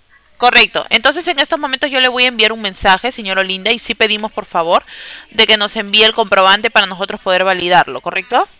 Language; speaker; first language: Spanish; native; Spanish